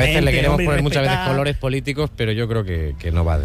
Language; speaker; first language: Spanish; native; Spanish